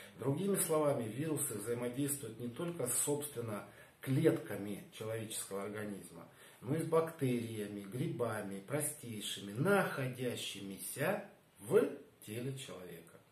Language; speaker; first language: Russian; native; Russian